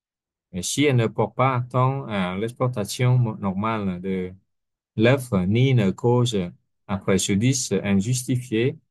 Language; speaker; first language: French; non-native, fluent; Vietnamese